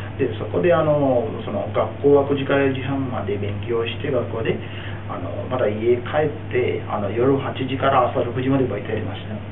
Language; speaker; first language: Japanese; non-native, fluent; Sinhala